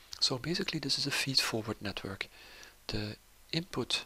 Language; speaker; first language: English; non-native, fluent; Dutch